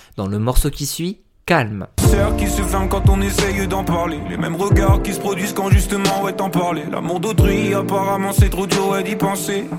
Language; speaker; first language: French; native; French